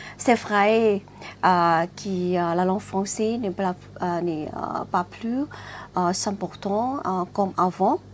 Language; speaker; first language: French; non-native, learner; Thai